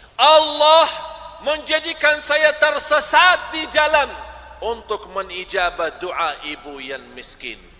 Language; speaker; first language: Malay; non-native, fluent; Arabic